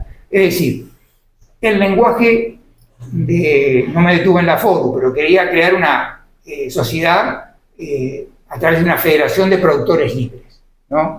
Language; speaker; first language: Spanish; native; Spanish